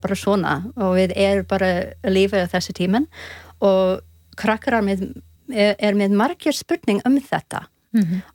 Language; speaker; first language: Icelandic; non-native, learner; English